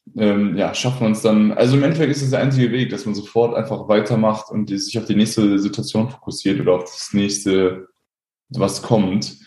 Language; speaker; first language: German; native; German